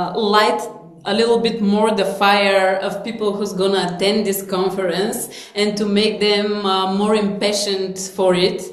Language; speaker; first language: English; non-native, fluent; Bulgarian